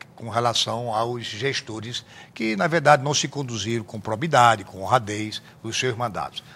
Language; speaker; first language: Portuguese; native; Portuguese